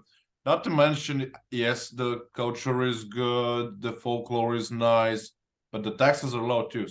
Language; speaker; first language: English; non-native, fluent; Bulgarian